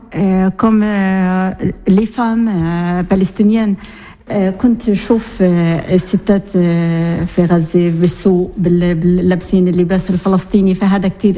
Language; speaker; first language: French; non-native, learner; Arabic